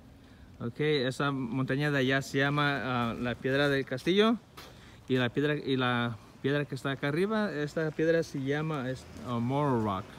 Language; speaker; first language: Spanish; early bilingual, heritage; Spanish